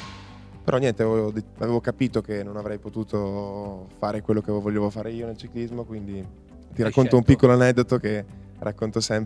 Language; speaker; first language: Italian; native; Italian